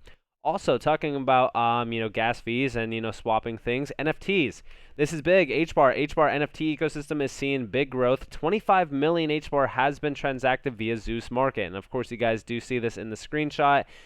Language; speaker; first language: English; native; English